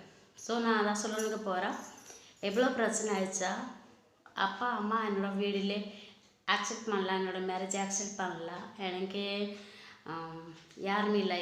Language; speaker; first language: Tamil; non-native, local second language; Odia